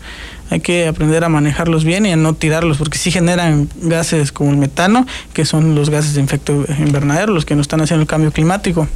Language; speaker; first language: Spanish; native; Spanish